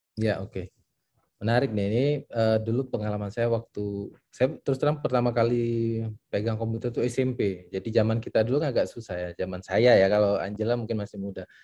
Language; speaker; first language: Indonesian; native; Indonesian